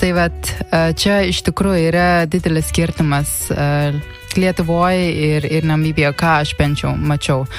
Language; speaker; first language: Lithuanian; non-native, learner; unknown